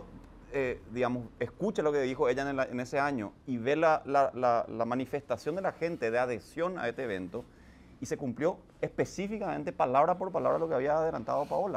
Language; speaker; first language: Spanish; native; Spanish